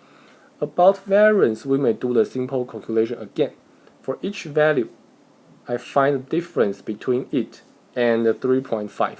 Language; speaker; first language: English; non-native, fluent; Chinese